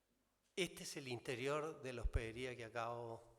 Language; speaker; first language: Spanish; native; Spanish